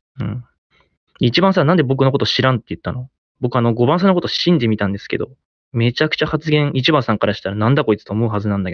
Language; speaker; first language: Japanese; native; Japanese